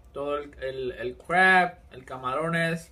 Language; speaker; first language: Spanish; early bilingual, heritage; Spanish